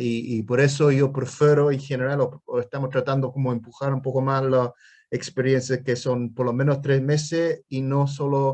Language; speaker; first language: Spanish; non-native, fluent; English